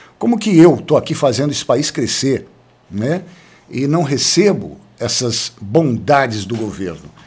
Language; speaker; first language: Portuguese; native; Portuguese